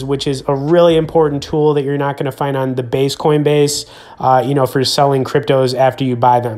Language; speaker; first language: English; native; English